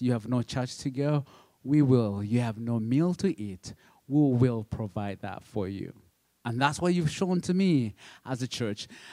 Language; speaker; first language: English; non-native, local second language; Kinyarwanda